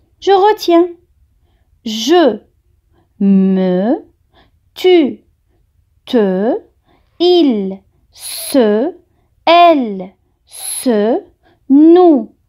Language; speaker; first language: French; non-native, local second language; Arabic